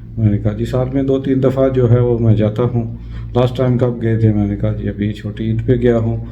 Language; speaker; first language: Urdu; non-native, local second language; Punjabi